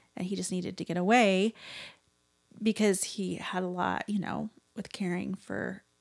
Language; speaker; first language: English; native; English